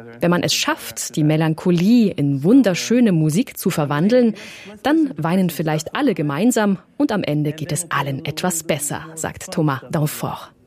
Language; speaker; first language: German; native; German